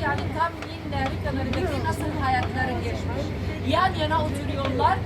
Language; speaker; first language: Turkish; non-native, learner; Arabic